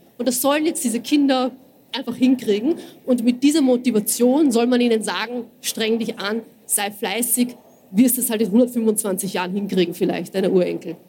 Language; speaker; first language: German; early bilingual, other home language; Bosnian